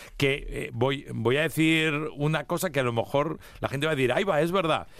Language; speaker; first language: Spanish; early bilingual, heritage; Spanish